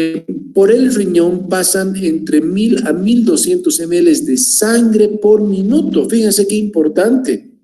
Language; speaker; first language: Spanish; native; Spanish